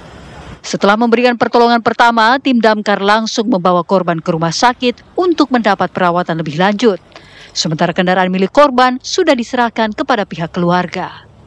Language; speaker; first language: Indonesian; native; Indonesian